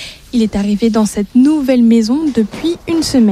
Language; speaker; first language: French; native; French